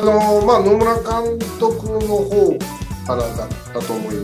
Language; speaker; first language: Japanese; native; Japanese